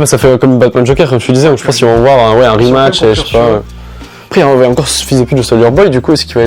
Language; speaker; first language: French; native; French